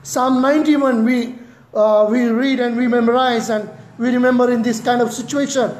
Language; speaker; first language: English; non-native, local second language; Marathi